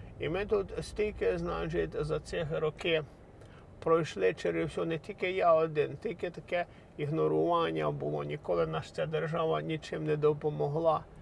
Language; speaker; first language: Ukrainian; native; Ukrainian